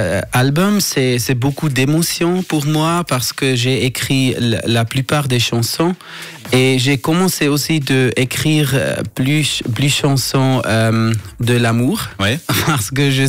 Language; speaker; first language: French; non-native, local second language; German